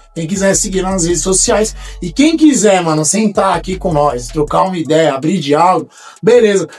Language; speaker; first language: Portuguese; native; Portuguese